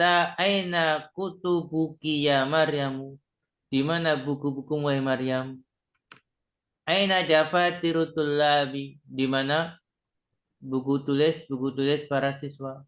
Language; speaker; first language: Arabic; non-native, learner; Indonesian